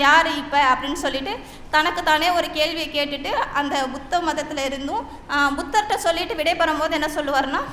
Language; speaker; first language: Tamil; native; Tamil